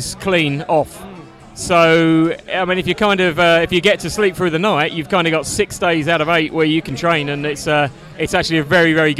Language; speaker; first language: English; native; English